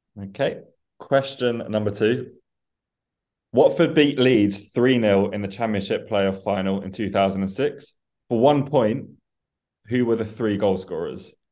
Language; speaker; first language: English; early bilingual, other home language; Persian